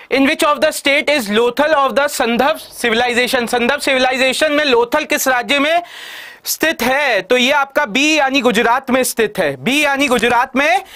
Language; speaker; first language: Hindi; native; Hindi